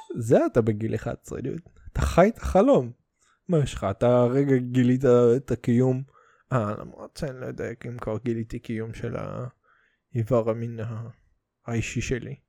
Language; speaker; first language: Hebrew; early bilingual, other home language; Russian